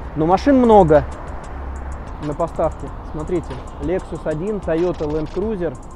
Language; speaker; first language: Russian; native; Russian